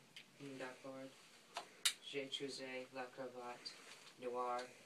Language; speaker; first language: French; non-native, learner; English